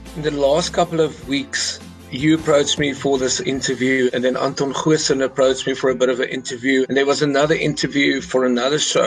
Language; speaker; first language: English; non-native, local second language; Afrikaans